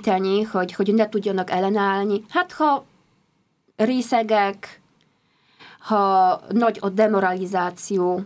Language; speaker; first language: Hungarian; non-native, fluent; Polish